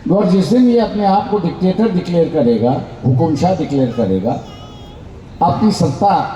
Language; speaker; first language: Hindi; non-native, local second language; Marathi